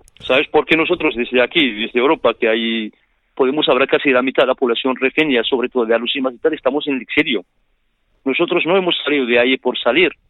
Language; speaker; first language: Spanish; non-native, fluent; Riffian